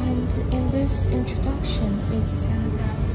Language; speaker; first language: English; non-native, learner; Chinese